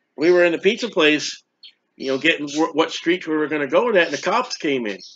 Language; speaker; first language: English; native; English